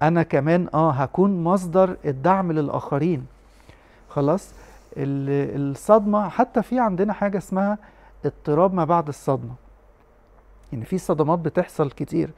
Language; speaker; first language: Arabic; native; Arabic